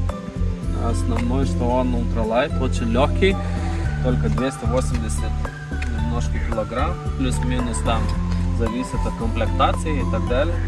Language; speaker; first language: Russian; non-native, fluent; Lithuanian